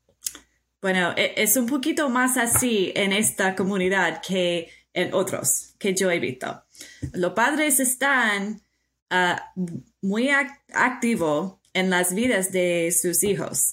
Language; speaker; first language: Spanish; non-native, fluent; English